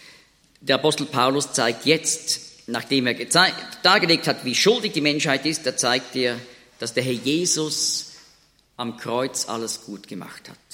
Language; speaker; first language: German; native; German